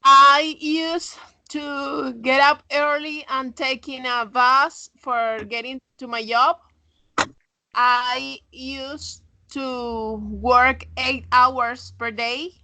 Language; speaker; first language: English; non-native, learner; Spanish